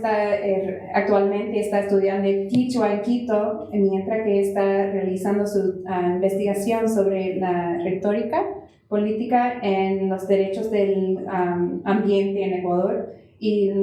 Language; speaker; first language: Spanish; non-native, fluent; English